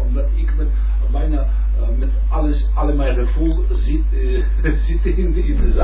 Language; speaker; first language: Dutch; non-native, learner; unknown